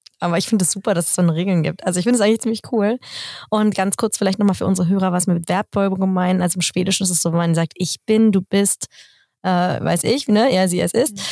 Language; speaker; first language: German; native; German